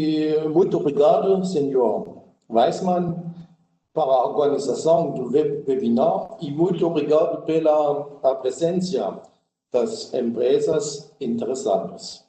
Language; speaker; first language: Portuguese; non-native, learner; German